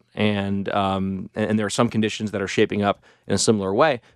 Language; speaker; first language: English; native; English